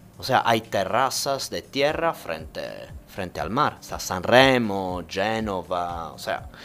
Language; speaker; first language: Spanish; non-native, fluent; Italian